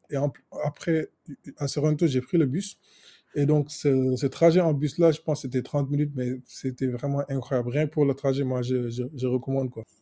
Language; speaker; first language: French; non-native, local second language; Wolof